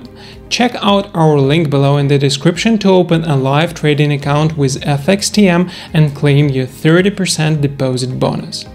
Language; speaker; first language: English; non-native, fluent; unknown